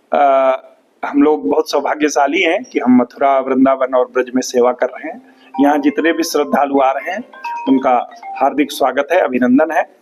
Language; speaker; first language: Hindi; native; Hindi